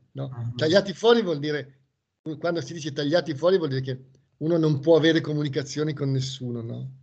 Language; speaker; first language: Italian; native; Italian